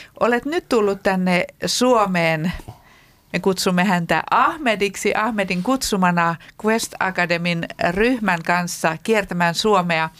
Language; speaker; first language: Finnish; native; Finnish